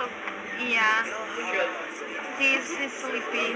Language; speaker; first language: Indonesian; non-native, learner; Turkish